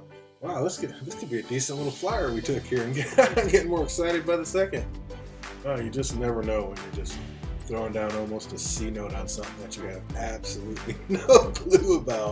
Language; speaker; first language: English; native; English